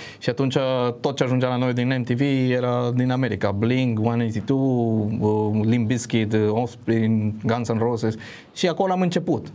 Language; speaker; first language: Romanian; non-native, fluent; Spanish